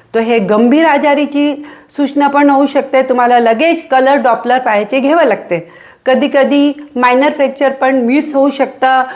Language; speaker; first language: Marathi; non-native, local second language; Hindi